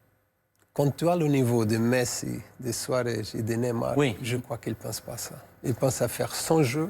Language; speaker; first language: French; non-native, fluent; Portuguese